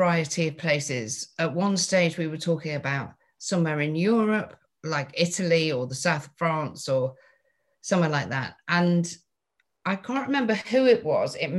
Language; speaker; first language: English; native; English